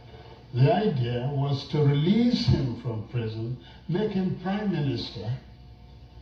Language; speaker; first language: English; non-native, local second language; Igbo